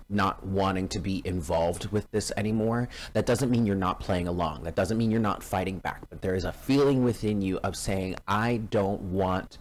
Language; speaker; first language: English; native; English